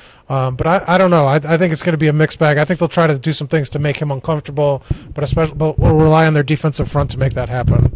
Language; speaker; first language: English; native; English